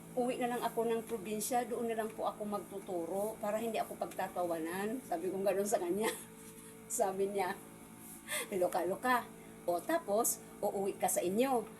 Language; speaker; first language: Filipino; non-native, local second language; Cebuano